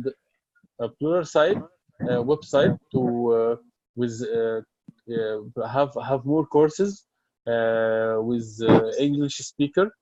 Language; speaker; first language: English; non-native, learner; Arabic